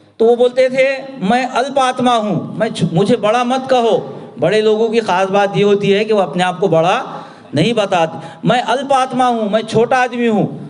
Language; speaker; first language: Urdu; native; Urdu